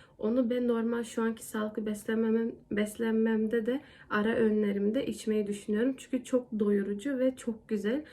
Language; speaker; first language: Turkish; early bilingual, heritage; Turkish